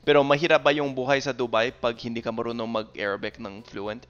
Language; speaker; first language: Filipino; non-native, fluent; English